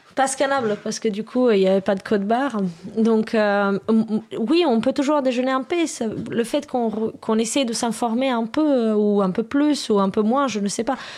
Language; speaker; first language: French; non-native, fluent; Romanian